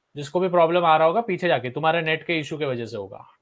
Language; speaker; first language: Hindi; non-native, local second language; Marathi